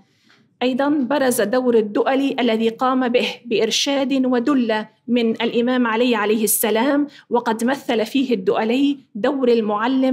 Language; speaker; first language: Arabic; native; Arabic